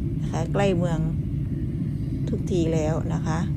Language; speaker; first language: Thai; native; Thai